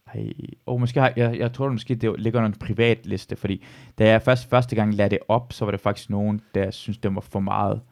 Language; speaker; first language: Danish; early bilingual, other home language; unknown